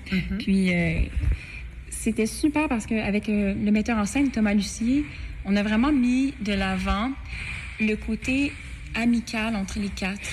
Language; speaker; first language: French; native; French